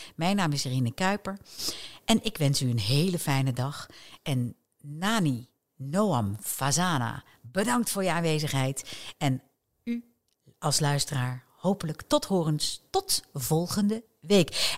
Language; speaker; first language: Dutch; native; Dutch